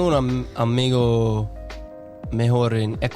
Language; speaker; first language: Spanish; non-native, learner; English